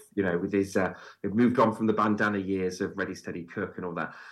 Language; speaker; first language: English; native; English